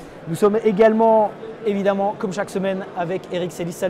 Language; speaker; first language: French; native; French